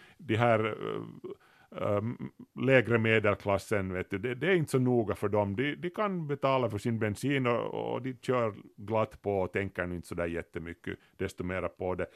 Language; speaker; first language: Swedish; native; Swedish